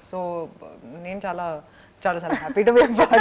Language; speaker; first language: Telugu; non-native, local second language; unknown